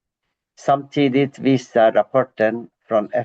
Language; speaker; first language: Swedish; non-native, fluent; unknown